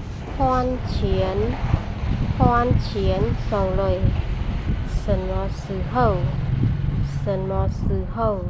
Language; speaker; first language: Chinese; non-native, fluent; Khmer